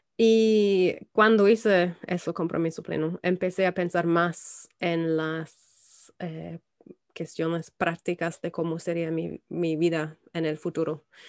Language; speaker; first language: Spanish; non-native, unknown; German